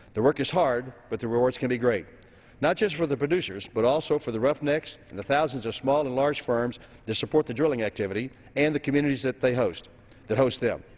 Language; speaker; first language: English; native; English